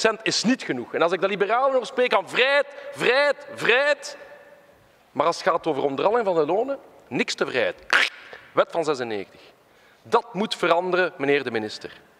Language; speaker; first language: Dutch; non-native, local second language; French